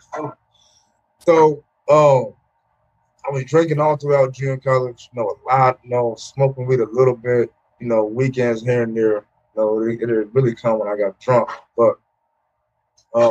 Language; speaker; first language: English; native; English